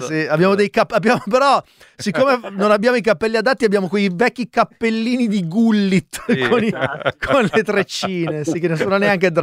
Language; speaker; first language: Italian; native; Italian